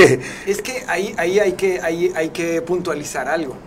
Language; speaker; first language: Spanish; native; Spanish